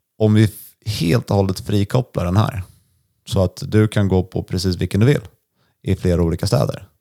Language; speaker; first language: Swedish; native; Swedish